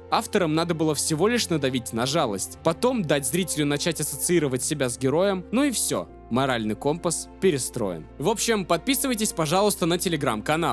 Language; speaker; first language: Russian; native; Russian